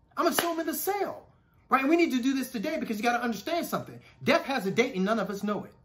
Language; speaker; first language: English; native; English